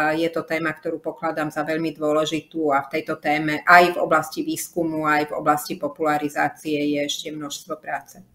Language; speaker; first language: Slovak; native; Slovak